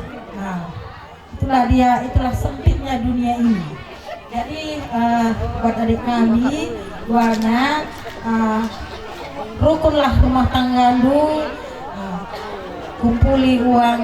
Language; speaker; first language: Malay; non-native, local second language; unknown